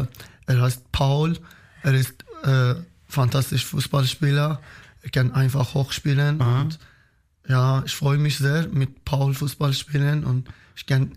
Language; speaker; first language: German; non-native, learner; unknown